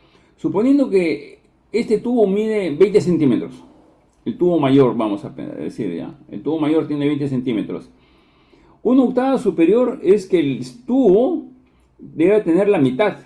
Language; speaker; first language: Spanish; native; Spanish